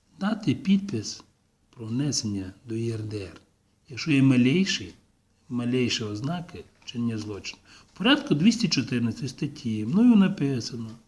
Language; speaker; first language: Ukrainian; native; Ukrainian